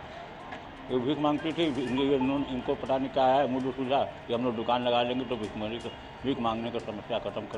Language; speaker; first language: Hindi; native; Hindi